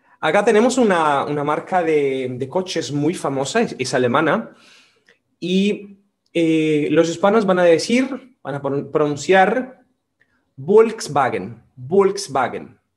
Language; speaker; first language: Spanish; non-native, fluent; Portuguese